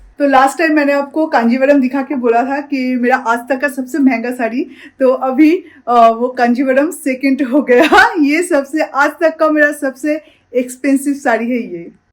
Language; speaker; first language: Hindi; non-native, local second language; Bangla